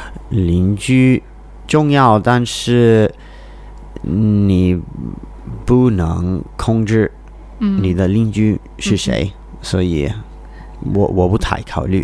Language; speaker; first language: Chinese; non-native, learner; English